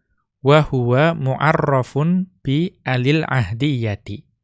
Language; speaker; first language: Arabic; non-native, fluent; Indonesian